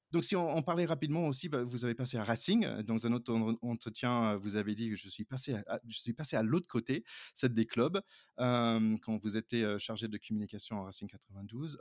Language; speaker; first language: French; non-native, fluent; English